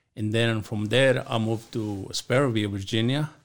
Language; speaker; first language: English; non-native, learner; Spanish